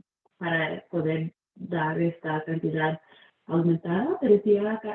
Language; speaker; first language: Spanish; early bilingual, heritage; Spanish